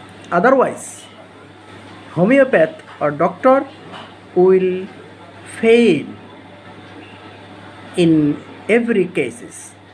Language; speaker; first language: English; non-native, local second language; Bangla